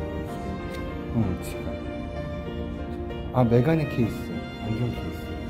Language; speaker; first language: Japanese; non-native, learner; Korean